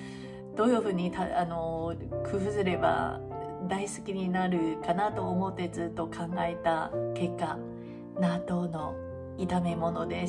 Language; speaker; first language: Japanese; non-native, fluent; Chinese